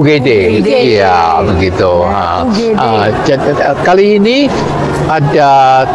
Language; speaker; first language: Indonesian; non-native, learner; Cantonese